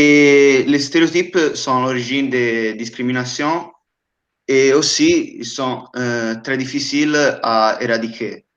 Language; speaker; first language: French; non-native, fluent; Italian